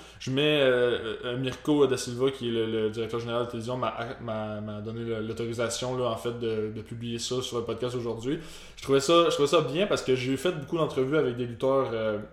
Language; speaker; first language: French; native; French